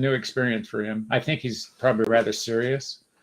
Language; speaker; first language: English; native; English